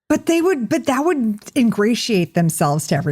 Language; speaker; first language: English; native; English